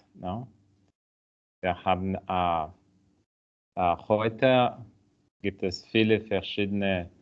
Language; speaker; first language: German; non-native, learner; Italian